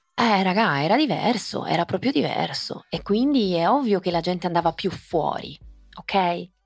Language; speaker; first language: Italian; native; Italian